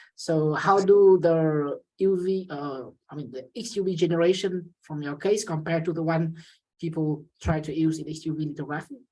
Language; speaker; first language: English; non-native, fluent; Vietnamese